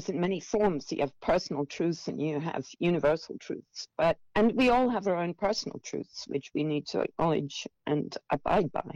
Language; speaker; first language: English; native; English